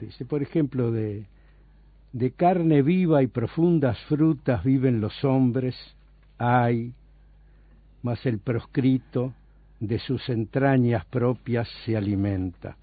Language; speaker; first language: Spanish; native; Spanish